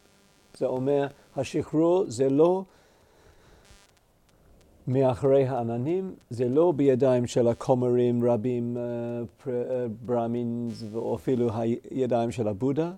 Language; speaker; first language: Hebrew; non-native, fluent; English